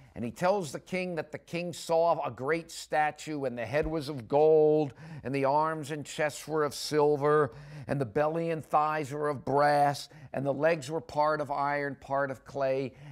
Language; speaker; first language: English; native; English